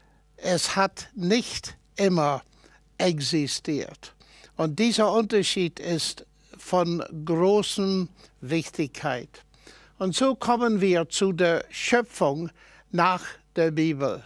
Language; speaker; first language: German; non-native, fluent; English